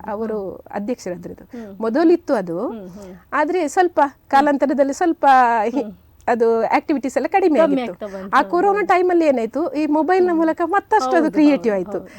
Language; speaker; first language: Kannada; native; Kannada